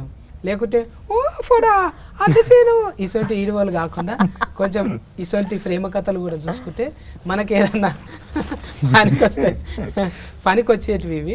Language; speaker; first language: Telugu; native; Telugu